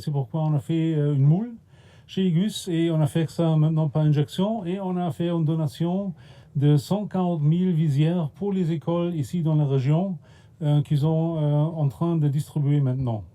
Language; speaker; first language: French; non-native, fluent; German